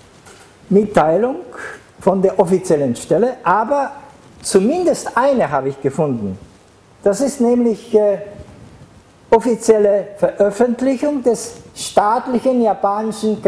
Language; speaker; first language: German; non-native, fluent; Japanese